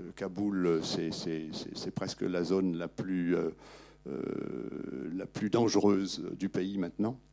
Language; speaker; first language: French; native; French